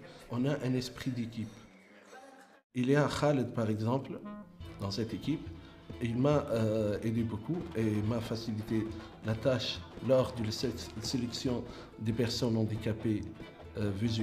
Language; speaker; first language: French; non-native, local second language; Arabic